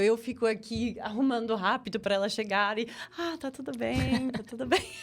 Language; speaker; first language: Portuguese; non-native, fluent; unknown